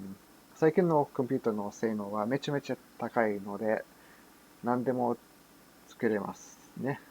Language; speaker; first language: Japanese; non-native, fluent; English